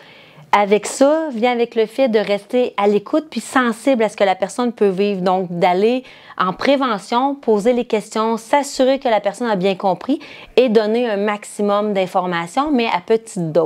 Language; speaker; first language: French; native; French